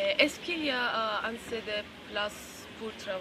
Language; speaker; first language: French; non-native, learner; Turkish